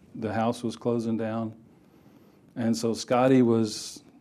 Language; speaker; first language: English; native; English